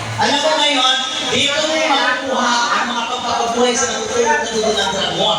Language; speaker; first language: Filipino; non-native, local second language; Waray